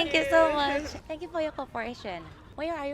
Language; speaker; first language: English; non-native, learner; Japanese